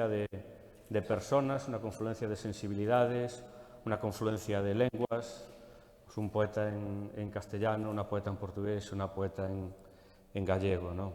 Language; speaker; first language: Spanish; native; Spanish